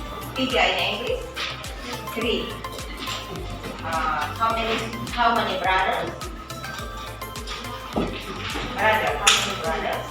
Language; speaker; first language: English; non-native, learner; Indonesian